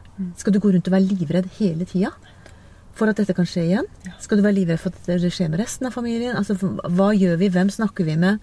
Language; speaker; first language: Norwegian; native; Norwegian